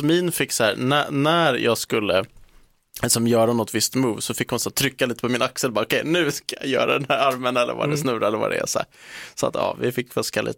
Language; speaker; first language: Swedish; native; Swedish